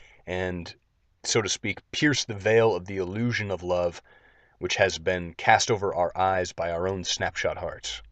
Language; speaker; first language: English; native; English